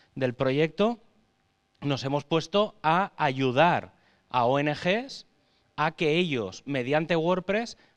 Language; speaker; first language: Spanish; native; Spanish